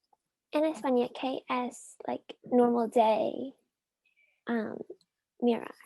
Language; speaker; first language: Spanish; non-native, learner; English